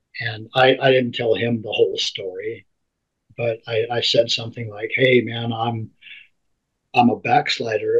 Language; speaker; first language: English; native; English